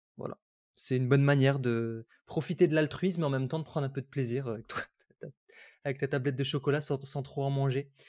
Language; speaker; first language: French; early bilingual, other home language; Arabic